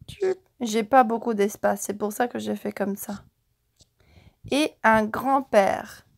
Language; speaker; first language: French; non-native, fluent; English